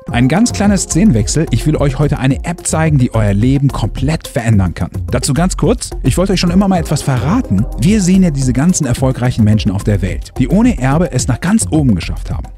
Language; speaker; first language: German; native; German